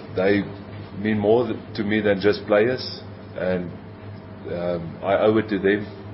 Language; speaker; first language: English; non-native, local second language; Afrikaans